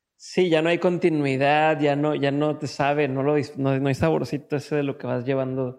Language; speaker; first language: Spanish; native; Spanish